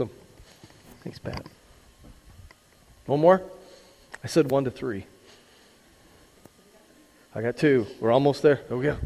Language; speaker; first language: English; native; English